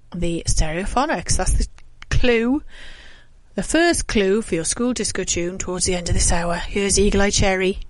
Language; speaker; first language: English; native; English